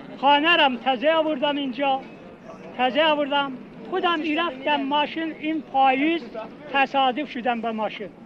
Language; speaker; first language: Persian; non-native, local second language; Azerbaijani